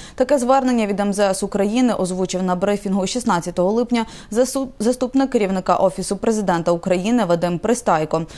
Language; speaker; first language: Ukrainian; native; Ukrainian